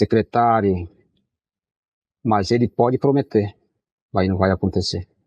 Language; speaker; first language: Portuguese; non-native, local second language; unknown